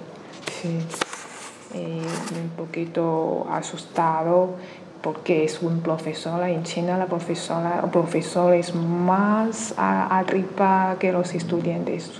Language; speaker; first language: Spanish; non-native, learner; Chinese